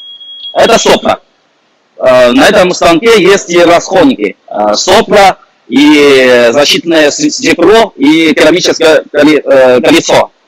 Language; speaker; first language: Russian; non-native, fluent; Chinese